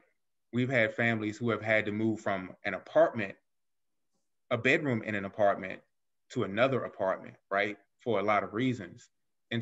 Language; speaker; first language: English; native; English